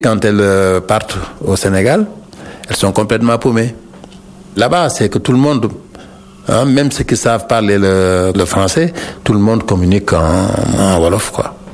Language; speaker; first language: French; non-native, local second language; Wolof